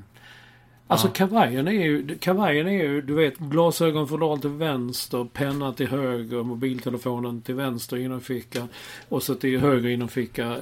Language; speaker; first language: Swedish; native; Swedish